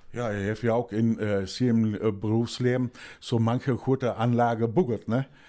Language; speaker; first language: German; native; German